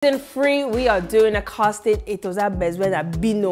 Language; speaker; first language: English; early bilingual, other home language; French